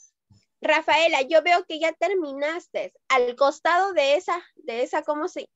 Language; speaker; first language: Spanish; native; Spanish